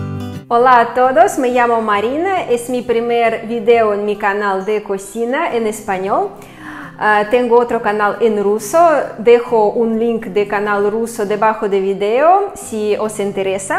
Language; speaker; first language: Spanish; non-native, fluent; Russian